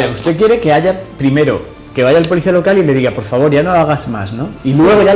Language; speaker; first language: Spanish; native; Spanish